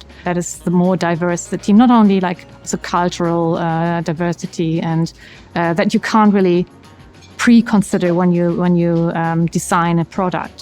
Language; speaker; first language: English; non-native, fluent; German